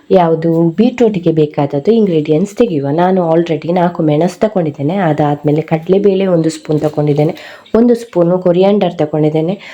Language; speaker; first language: Kannada; non-native, local second language; Tulu